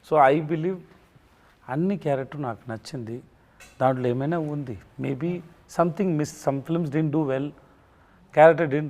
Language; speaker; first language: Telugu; non-native, learner; Tamil